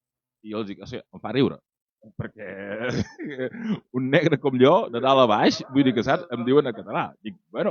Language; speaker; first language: Catalan; non-native, fluent; Wolof